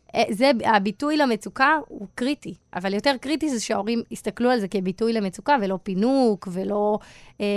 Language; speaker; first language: Hebrew; native; Hebrew